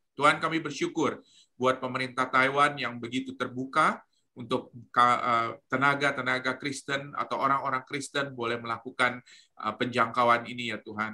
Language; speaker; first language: Indonesian; native; Indonesian